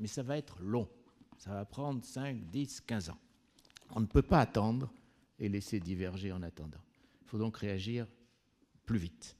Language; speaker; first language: French; native; French